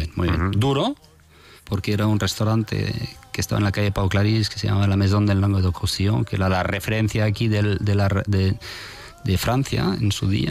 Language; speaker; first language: Spanish; non-native, fluent; French